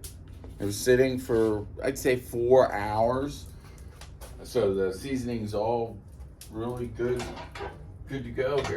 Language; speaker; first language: English; native; English